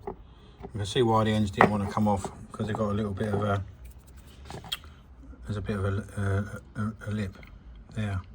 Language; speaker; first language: English; native; English